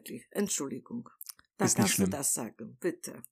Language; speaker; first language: German; non-native, learner; Polish